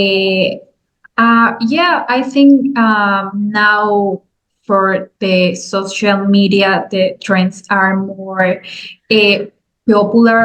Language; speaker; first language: English; non-native, learner; Spanish